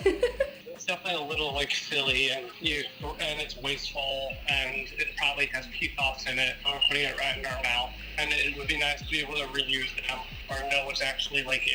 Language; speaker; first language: English; native; English